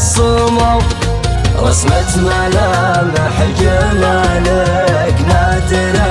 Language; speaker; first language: Arabic; native; Arabic